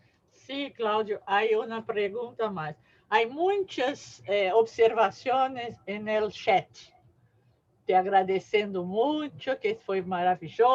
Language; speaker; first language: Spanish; non-native, learner; Portuguese